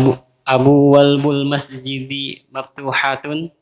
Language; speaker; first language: Arabic; non-native, learner; Indonesian